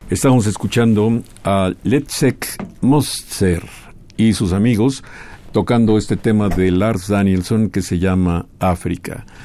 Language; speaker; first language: Spanish; native; Spanish